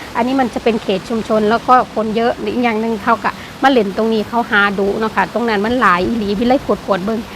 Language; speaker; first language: Thai; native; Thai